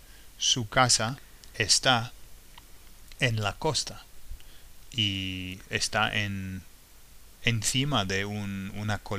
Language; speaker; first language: Spanish; non-native, fluent; English